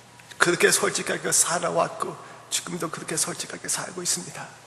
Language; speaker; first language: Korean; early bilingual, heritage; English